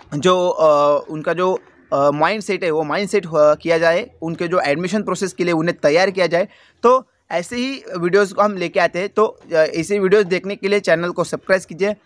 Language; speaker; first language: Hindi; non-native, local second language; Marathi